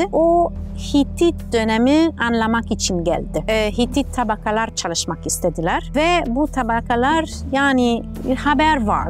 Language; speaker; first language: Turkish; non-native, fluent; Italian